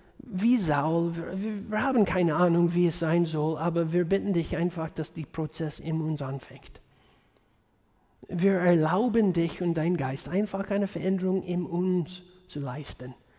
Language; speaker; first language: German; non-native, fluent; English